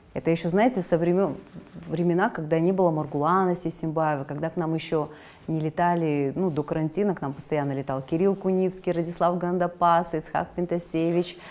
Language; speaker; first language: Russian; native; Russian